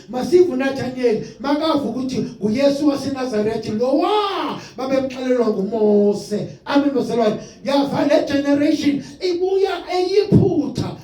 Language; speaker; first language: Zulu; non-native, local second language; Xhosa